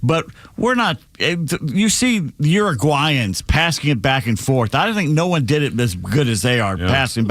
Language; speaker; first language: English; native; English